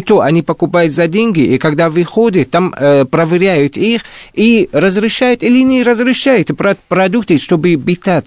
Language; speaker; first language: Russian; non-native, fluent; Arabic